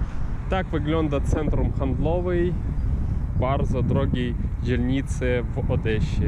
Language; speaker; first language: Polish; non-native, learner; Ukrainian